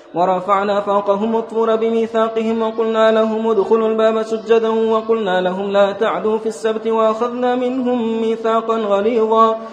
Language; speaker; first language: Arabic; non-native, fluent; Persian